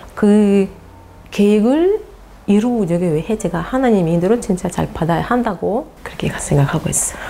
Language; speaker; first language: Korean; non-native, fluent; Russian